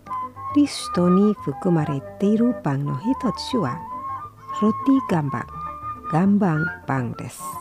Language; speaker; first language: Japanese; non-native, fluent; Indonesian